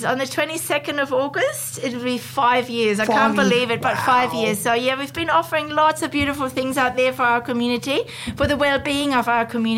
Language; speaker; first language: English; non-native, fluent; German